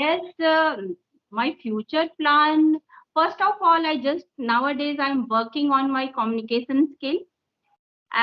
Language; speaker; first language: English; non-native, local second language; Hindi